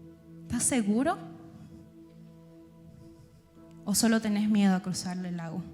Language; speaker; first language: Spanish; native; Spanish